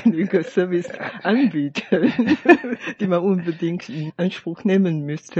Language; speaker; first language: German; non-native, fluent; Chinese